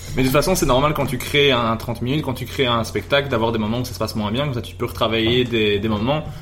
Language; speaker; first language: French; native; French